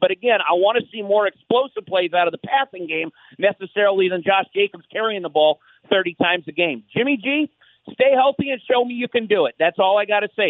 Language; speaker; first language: English; native; English